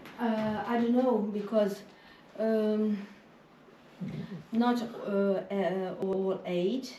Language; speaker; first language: English; non-native, learner; Croatian